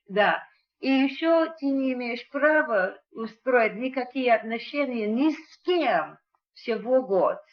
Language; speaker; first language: Russian; non-native, learner; English